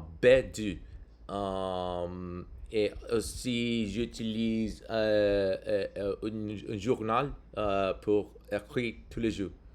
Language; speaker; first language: French; non-native, learner; English